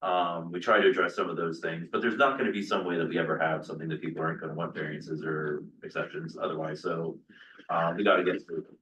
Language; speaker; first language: English; native; English